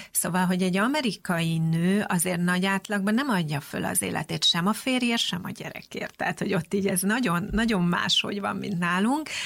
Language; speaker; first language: Hungarian; native; Hungarian